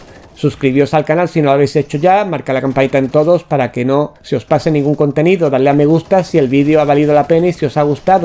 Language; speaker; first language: Spanish; native; Spanish